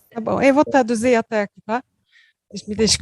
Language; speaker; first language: Portuguese; non-native, learner; Turkish